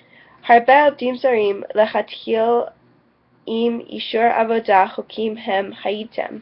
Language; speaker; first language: Hebrew; non-native, learner; English